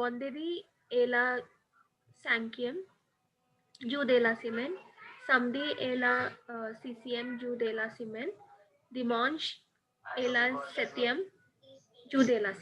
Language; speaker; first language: French; non-native, learner; Hindi